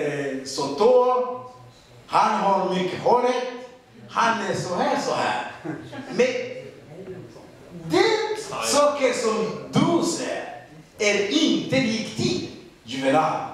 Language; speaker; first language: Swedish; non-native, learner; Rundi